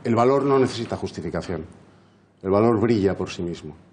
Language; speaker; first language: Spanish; native; Spanish